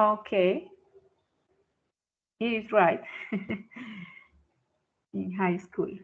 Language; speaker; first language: English; non-native, fluent; Spanish